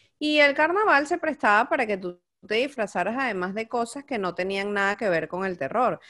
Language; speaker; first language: Spanish; native; Spanish